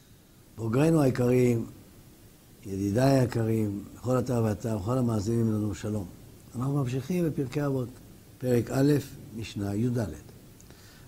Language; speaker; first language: Hebrew; native; Hebrew